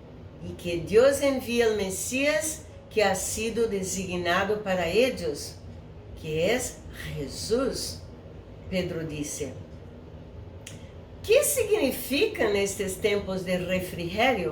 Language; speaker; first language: Spanish; non-native, fluent; Portuguese